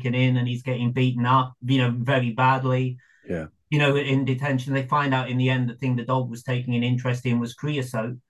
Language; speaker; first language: English; native; English